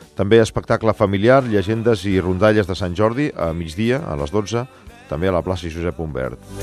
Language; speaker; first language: Catalan; native; Catalan